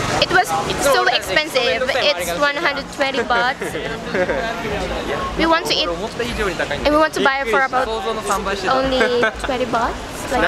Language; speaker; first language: English; non-native, fluent; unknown